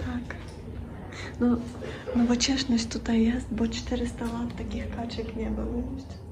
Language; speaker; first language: Polish; non-native, learner; Ukrainian